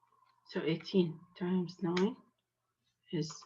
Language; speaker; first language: English; non-native, fluent; Arabic